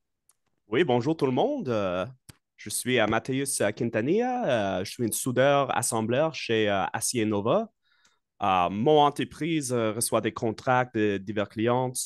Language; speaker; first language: French; non-native, local second language; English